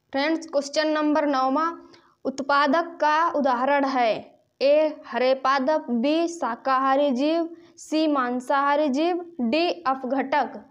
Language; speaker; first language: Hindi; native; Hindi